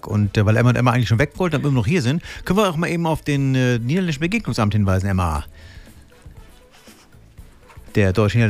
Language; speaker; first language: German; native; German